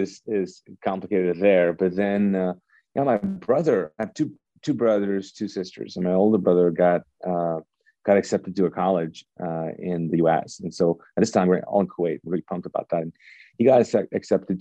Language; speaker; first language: English; non-native, fluent; Urdu